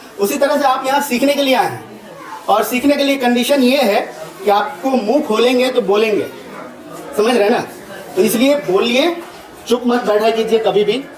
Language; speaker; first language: Hindi; native; Hindi